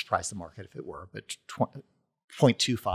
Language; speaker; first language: English; native; English